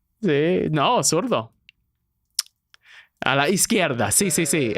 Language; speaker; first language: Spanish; non-native, learner; English